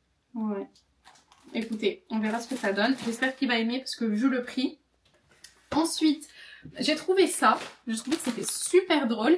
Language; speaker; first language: French; native; French